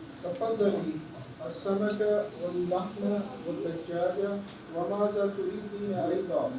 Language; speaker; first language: Arabic; non-native, learner; Urdu